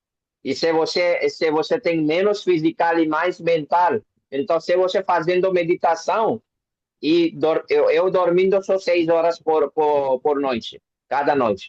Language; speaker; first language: Portuguese; non-native, learner; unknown